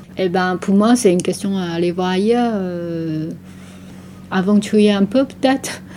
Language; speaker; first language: French; non-native, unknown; Min Nan Chinese